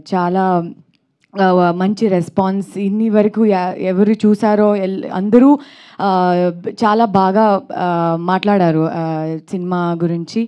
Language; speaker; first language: Telugu; non-native, learner; Kannada